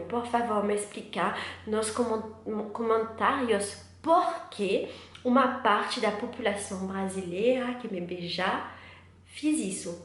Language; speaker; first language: Portuguese; non-native, learner; French